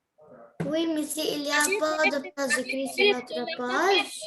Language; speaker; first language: French; non-native, learner; Arabic